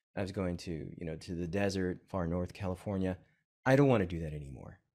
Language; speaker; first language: English; native; English